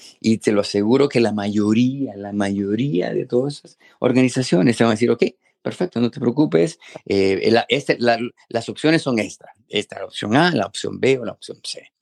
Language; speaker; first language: Spanish; native; Spanish